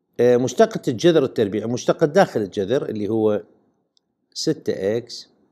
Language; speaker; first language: Arabic; native; Arabic